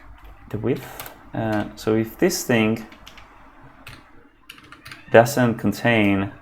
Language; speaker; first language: English; non-native, fluent; Spanish